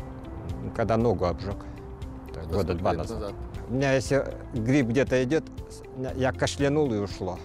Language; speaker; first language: Russian; native; Russian